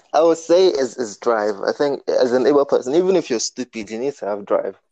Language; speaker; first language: English; non-native, local second language; Igbo